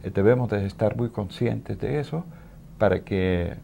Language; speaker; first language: Spanish; non-native, fluent; Dutch